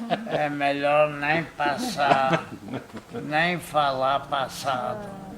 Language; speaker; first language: Portuguese; non-native, fluent; Polish